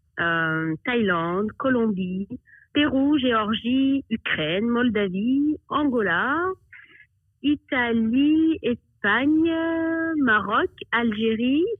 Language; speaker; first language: French; early bilingual, other home language; Arabic